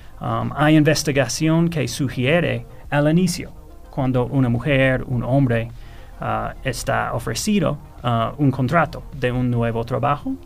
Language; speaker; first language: Spanish; non-native, fluent; English